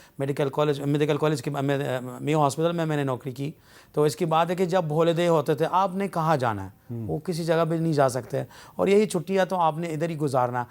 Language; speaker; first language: Urdu; non-native, fluent; Arabic